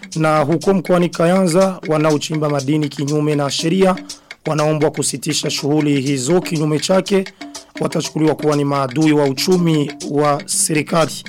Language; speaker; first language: Swahili; non-native, local second language; Rundi